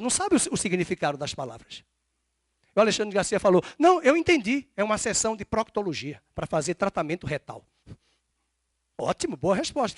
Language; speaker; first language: Portuguese; native; Portuguese